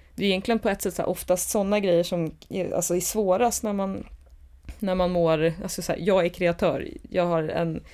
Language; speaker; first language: Swedish; native; Swedish